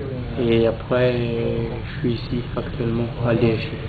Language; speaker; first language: French; non-native, local second language; Malagasy